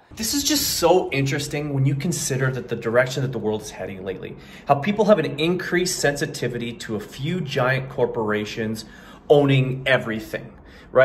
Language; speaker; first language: English; native; English